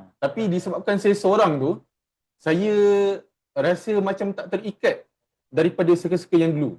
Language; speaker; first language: Malay; native; Malay